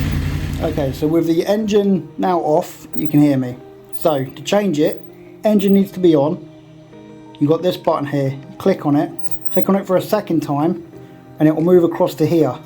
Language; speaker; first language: English; native; English